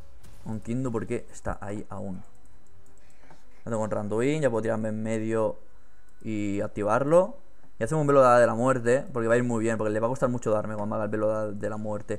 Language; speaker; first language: Spanish; native; Spanish